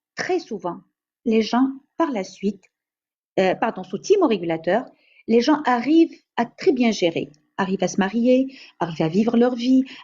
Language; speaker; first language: French; non-native, local second language; Arabic